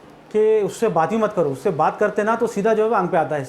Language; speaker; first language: Hindi; native; Hindi